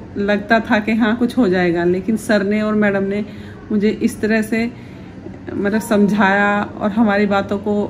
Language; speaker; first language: Hindi; native; Hindi